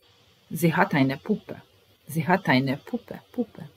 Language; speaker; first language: German; non-native, fluent; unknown